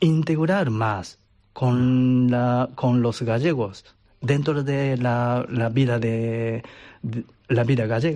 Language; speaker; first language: Spanish; non-native, learner; Japanese